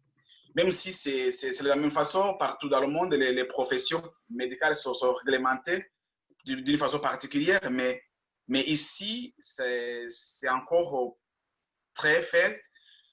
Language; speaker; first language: French; non-native, local second language; Kinyarwanda